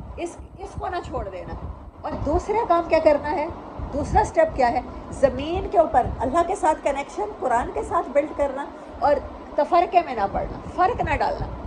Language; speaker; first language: Urdu; non-native, local second language; Saraiki